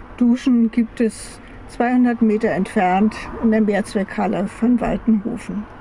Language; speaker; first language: German; native; German